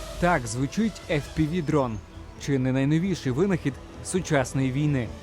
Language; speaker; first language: Ukrainian; native; Ukrainian